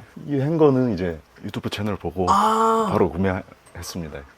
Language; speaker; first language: Korean; native; Korean